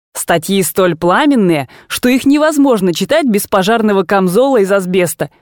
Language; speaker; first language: Russian; native; Russian